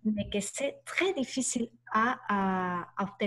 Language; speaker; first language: French; non-native, learner; Spanish